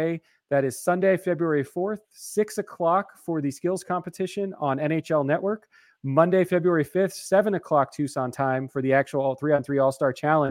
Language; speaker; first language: English; native; English